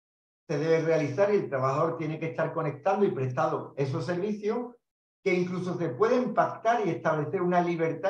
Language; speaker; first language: Spanish; native; Spanish